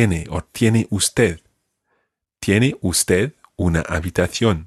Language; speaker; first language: Spanish; non-native, fluent; English